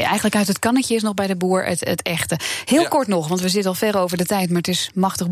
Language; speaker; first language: Dutch; native; Dutch